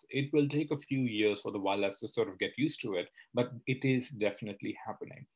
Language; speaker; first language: English; non-native, local second language; Hindi